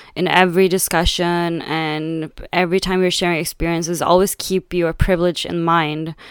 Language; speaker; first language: English; non-native, fluent; Swedish